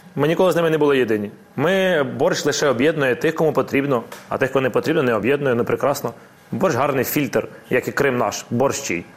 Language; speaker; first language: Ukrainian; non-native, local second language; Russian